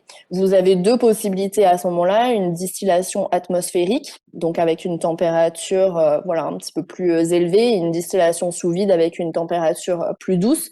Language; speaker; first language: French; native; French